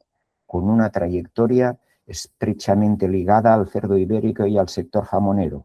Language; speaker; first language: Spanish; native; Spanish